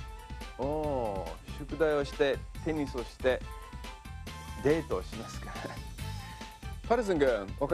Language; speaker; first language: Japanese; non-native, fluent; English